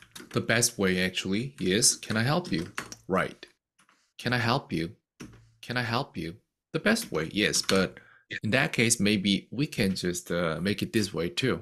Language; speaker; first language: English; non-native, fluent; Korean